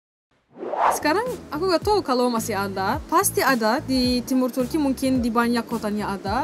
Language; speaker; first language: Indonesian; non-native, fluent; Turkish